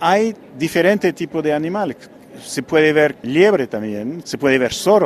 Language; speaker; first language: Spanish; non-native, fluent; French